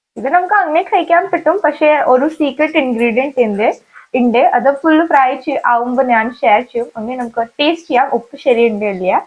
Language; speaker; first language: Malayalam; non-native, learner; Hindi